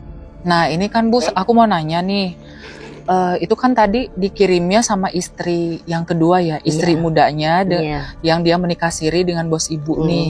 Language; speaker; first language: Indonesian; native; Indonesian